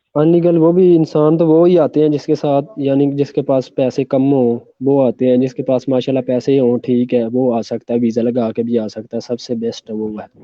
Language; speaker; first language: Urdu; non-native, local second language; Punjabi